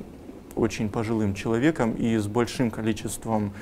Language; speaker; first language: Russian; native; Russian